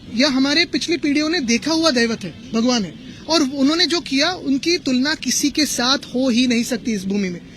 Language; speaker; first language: Hindi; non-native, local second language; Marathi